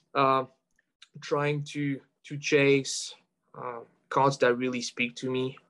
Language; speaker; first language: English; non-native, fluent; French